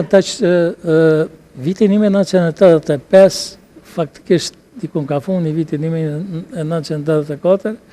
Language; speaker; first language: Albanian; native; Albanian